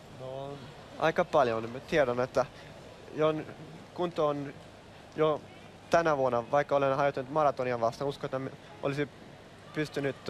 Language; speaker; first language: Finnish; non-native, local second language; Swedish